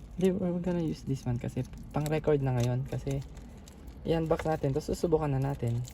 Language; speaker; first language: Filipino; native; Filipino